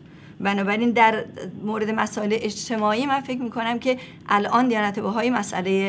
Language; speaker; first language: Persian; native; Persian